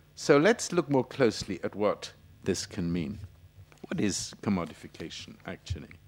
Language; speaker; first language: English; native; English